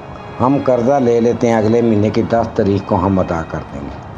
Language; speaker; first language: Urdu; native; Urdu